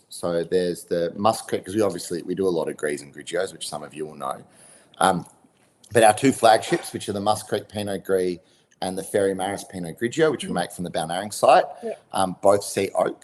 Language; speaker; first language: English; native; English